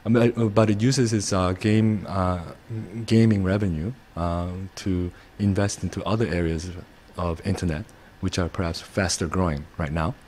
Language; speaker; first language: English; non-native, fluent; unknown